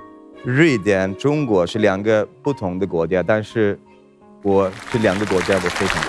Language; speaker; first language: Chinese; non-native, fluent; Swedish